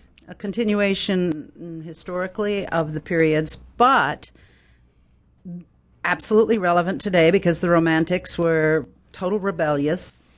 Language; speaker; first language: English; native; English